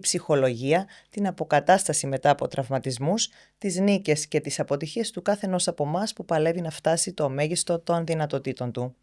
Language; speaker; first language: Greek; native; Greek